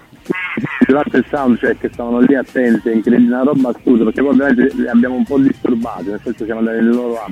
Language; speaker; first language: Italian; native; Italian